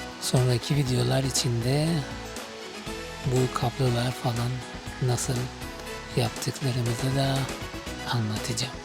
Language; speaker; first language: Turkish; non-native, fluent; Arabic